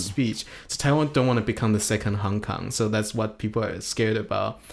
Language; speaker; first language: English; non-native, fluent; Chinese